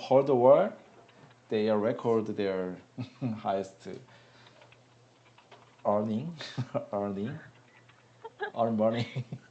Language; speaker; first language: English; non-native, learner; Korean